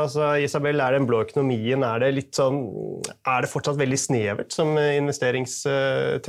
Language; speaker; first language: Norwegian; native; Norwegian